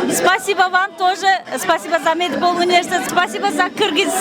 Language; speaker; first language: Russian; non-native, fluent; Turkmen